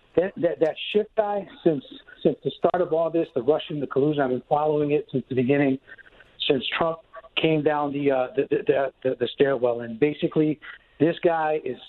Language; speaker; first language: English; native; English